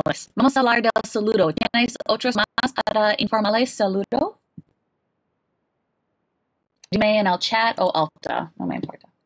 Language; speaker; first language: Spanish; non-native, learner; English